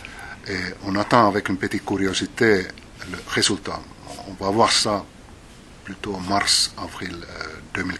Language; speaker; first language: French; non-native, fluent; Finnish